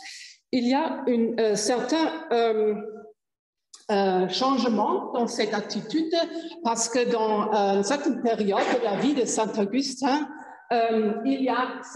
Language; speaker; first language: French; non-native, fluent; German